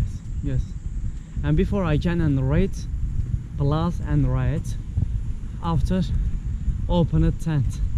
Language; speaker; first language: English; non-native, learner; Turkish